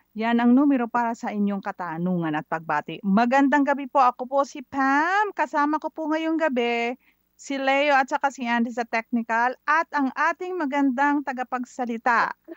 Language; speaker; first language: Filipino; native; Filipino